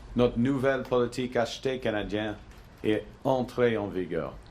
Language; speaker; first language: French; non-native, local second language; English